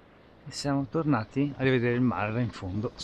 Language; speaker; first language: Italian; native; Italian